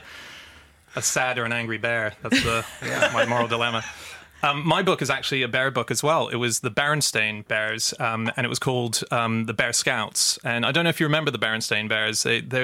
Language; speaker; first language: English; native; English